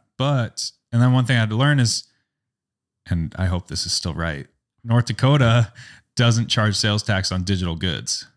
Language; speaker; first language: English; native; English